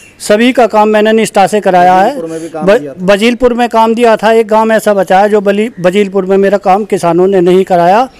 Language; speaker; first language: Hindi; native; Hindi